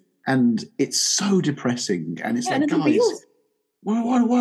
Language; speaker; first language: English; native; English